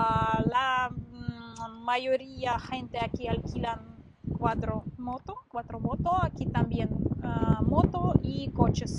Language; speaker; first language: Spanish; non-native, learner; Russian